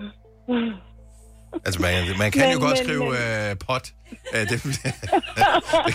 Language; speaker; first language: Danish; native; Danish